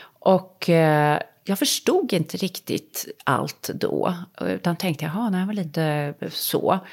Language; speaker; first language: Swedish; native; Swedish